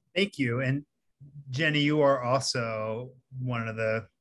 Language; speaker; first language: English; native; English